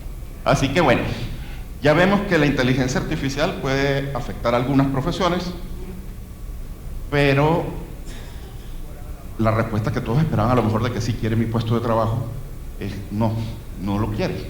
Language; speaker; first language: Spanish; native; Spanish